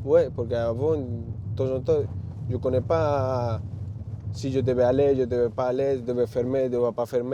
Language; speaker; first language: French; non-native, learner; Spanish